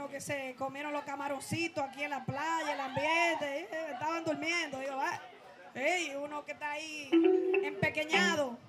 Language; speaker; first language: Spanish; native; Spanish